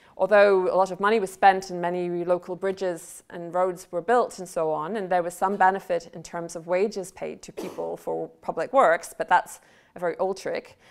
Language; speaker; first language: English; native; English